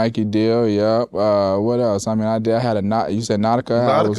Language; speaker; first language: English; native; English